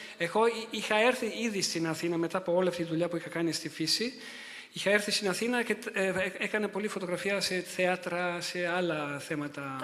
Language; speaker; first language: Greek; non-native, fluent; Italian